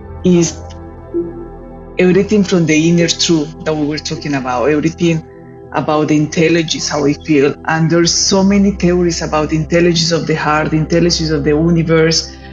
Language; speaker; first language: English; non-native, fluent; Spanish